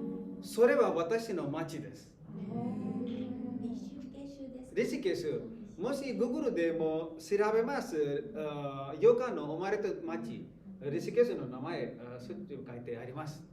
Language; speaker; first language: Japanese; non-native, learner; Hindi